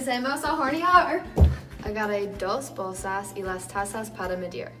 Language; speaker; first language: Spanish; non-native, learner; English